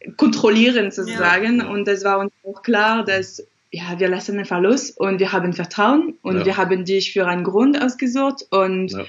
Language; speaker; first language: German; non-native, fluent; French